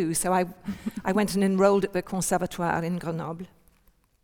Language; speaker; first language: English; native; English